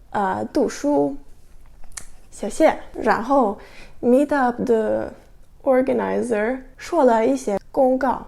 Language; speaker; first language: Chinese; non-native, learner; Russian